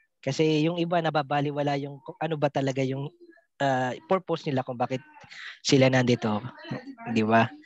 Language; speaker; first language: Filipino; non-native, local second language; Cebuano